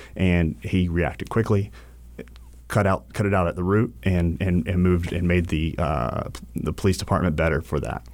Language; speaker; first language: English; native; English